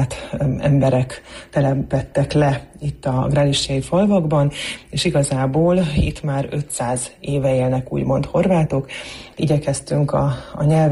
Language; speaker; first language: Hungarian; non-native, local second language; Croatian